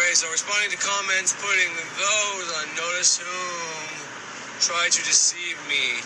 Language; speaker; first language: English; native; English